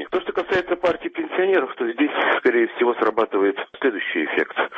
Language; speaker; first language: Russian; native; Russian